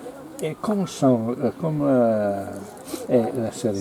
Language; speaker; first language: French; non-native, learner; Italian